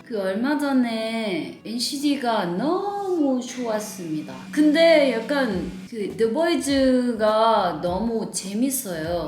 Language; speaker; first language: Korean; non-native, learner; Thai